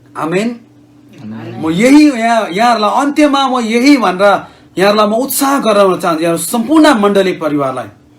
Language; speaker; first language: Nepali; native; Nepali